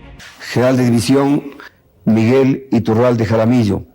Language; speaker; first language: Spanish; native; Spanish